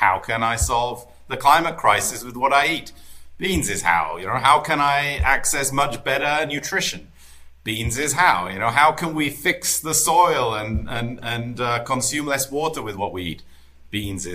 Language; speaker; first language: English; native; English